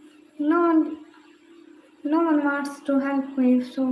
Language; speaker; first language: English; non-native, learner; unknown